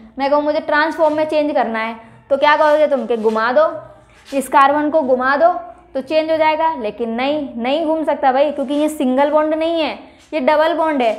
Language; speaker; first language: Hindi; native; Hindi